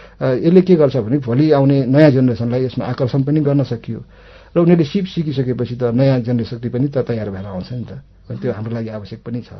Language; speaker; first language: Nepali; non-native, local second language; Newari